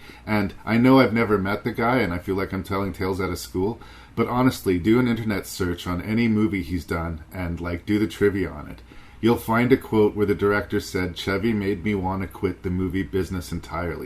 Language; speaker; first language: English; native; English